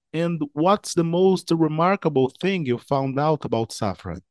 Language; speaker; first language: English; non-native, fluent; Portuguese